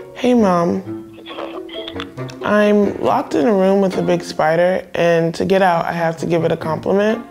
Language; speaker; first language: English; native; English